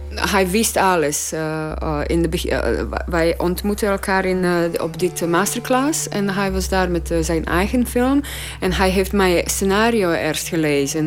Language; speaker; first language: Dutch; non-native, learner; Croatian